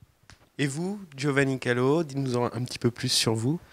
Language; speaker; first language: French; native; French